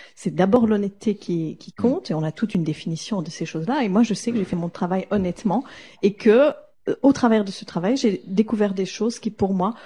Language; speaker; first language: French; native; French